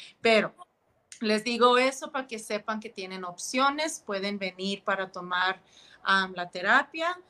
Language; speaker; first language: Spanish; early bilingual, heritage; Spanish